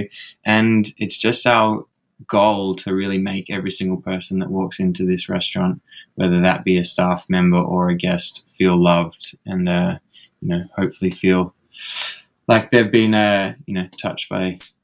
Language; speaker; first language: English; native; English